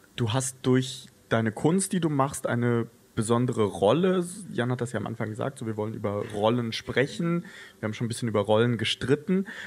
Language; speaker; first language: German; early bilingual, other home language; Russian